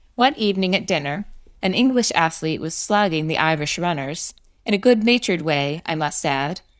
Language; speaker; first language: English; native; English